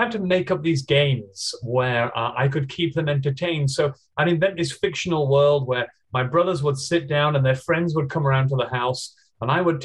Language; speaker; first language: English; native; English